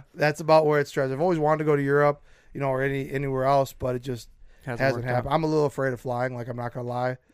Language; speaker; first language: English; native; English